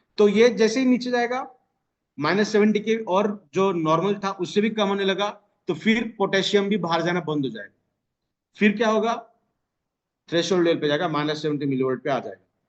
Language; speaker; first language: Hindi; non-native, local second language; Marathi